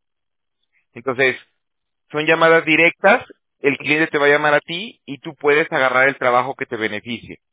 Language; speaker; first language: Spanish; native; Spanish